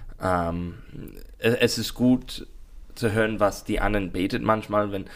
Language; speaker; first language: German; non-native, learner; English